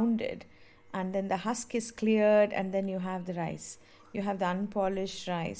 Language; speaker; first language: English; non-native, local second language; Tamil